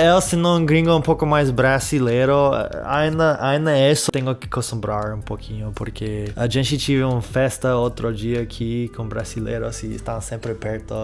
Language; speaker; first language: Portuguese; non-native, fluent; English